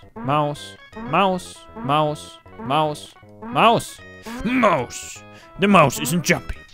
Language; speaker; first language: English; non-native, learner; German